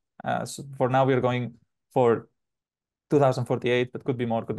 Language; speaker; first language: English; non-native, fluent; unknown